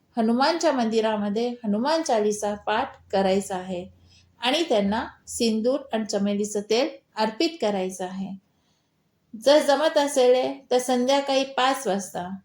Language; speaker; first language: Marathi; non-native, local second language; Hindi